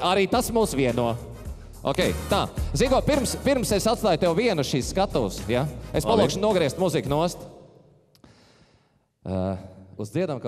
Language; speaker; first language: Latvian; native; Latvian